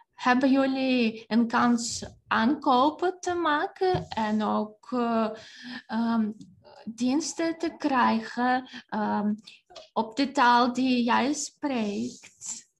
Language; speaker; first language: Dutch; non-native, fluent; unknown